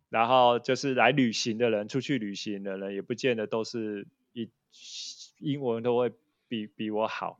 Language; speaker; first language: Chinese; native; Chinese